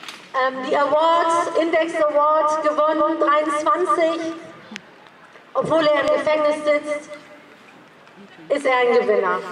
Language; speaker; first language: German; early bilingual, other home language; Persian